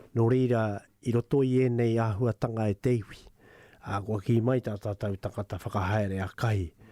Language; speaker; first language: Māori; native; Māori